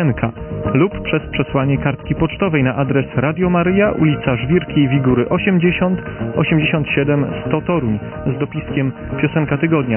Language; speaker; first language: Polish; native; Polish